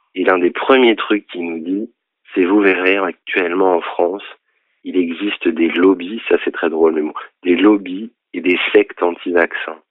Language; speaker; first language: French; native; French